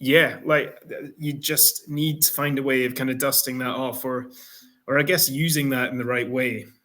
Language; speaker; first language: English; native; English